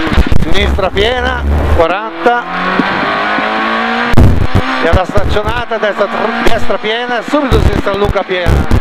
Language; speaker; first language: Italian; native; Italian